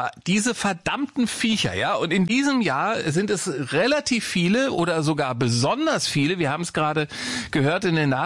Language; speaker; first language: German; native; German